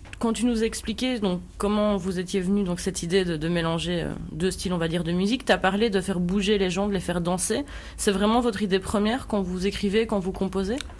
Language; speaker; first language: French; native; French